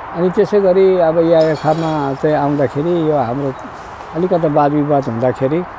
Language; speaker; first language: Nepali; non-native, local second language; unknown